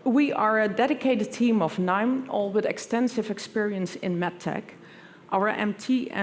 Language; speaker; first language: English; non-native, fluent; Dutch